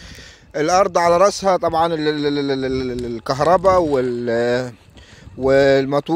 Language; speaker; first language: Arabic; native; Arabic